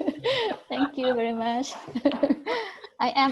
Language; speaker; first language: English; non-native, learner; Thai